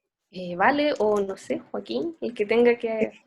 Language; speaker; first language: Spanish; native; Spanish